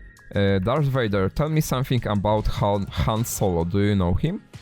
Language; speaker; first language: English; non-native, learner; Polish